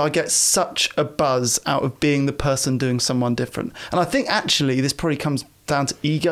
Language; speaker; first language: English; native; English